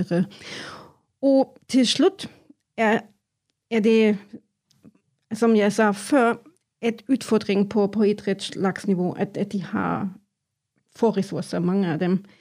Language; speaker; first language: Norwegian; non-native, fluent; German